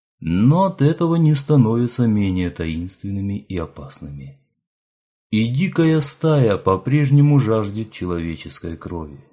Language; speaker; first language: Russian; native; Russian